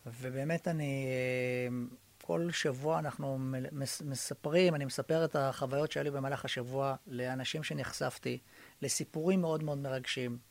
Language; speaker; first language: Hebrew; native; Hebrew